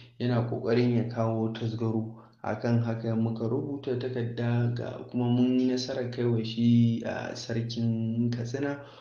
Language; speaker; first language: Hausa; native; Hausa